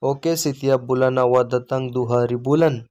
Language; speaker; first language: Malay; non-native, learner; Urdu